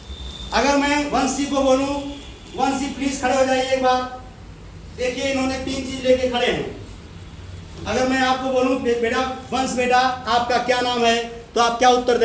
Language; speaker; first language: Hindi; native; Hindi